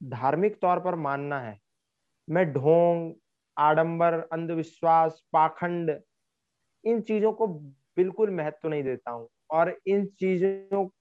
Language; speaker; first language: Hindi; native; Hindi